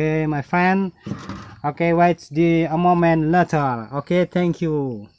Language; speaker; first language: English; non-native, learner; Indonesian